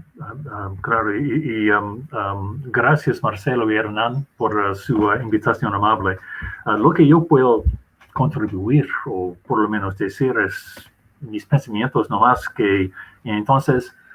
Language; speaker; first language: Spanish; non-native, fluent; English